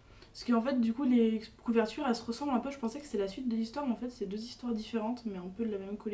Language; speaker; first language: French; native; French